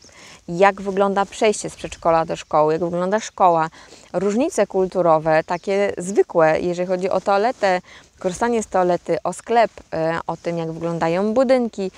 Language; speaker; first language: Polish; native; Polish